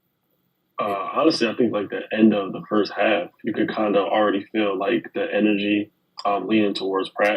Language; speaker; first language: English; native; English